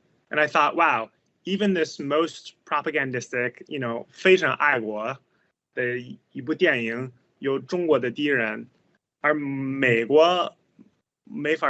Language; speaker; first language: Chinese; non-native, fluent; English